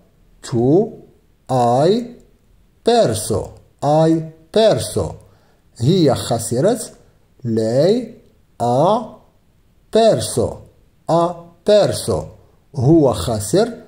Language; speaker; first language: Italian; non-native, fluent; Arabic